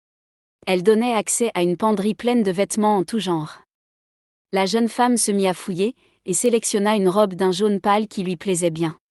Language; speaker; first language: French; native; French